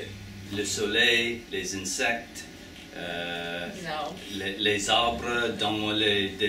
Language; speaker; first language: French; non-native, learner; English